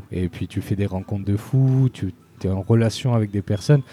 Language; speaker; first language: French; native; French